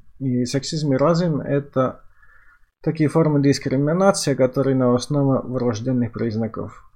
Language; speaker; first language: Russian; non-native, fluent; Finnish